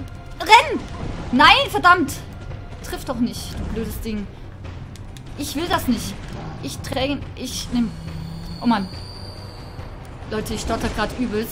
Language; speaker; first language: German; native; German